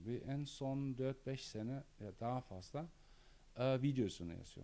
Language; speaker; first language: Turkish; non-native, learner; German